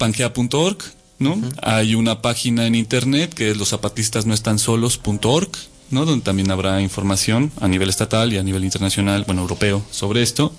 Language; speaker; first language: Spanish; native; Spanish